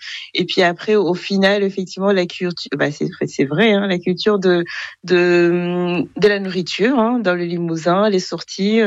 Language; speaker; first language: French; non-native, local second language; Kinyarwanda